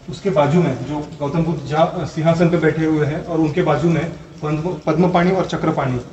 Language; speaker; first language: Hindi; non-native, local second language; Marathi